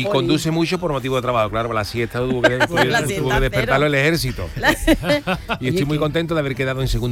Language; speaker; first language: Spanish; native; Spanish